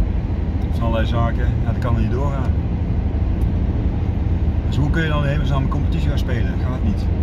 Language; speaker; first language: Dutch; native; Dutch